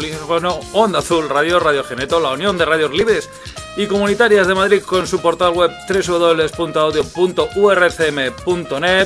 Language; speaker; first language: Spanish; native; Spanish